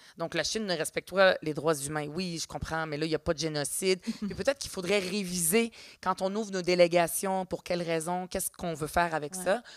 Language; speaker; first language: French; early bilingual, other home language; Arabic